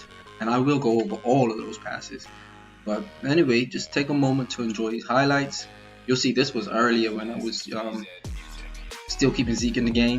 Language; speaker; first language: English; native; English